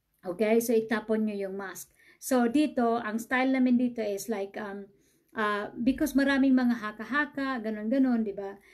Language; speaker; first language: Filipino; non-native, local second language; Cebuano